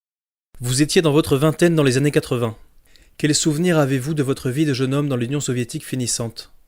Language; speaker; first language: French; native; French